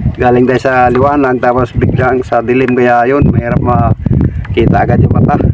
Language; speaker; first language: Filipino; non-native, local second language; Cebuano